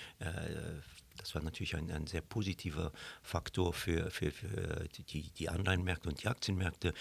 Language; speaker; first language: German; non-native, local second language; Luxembourgish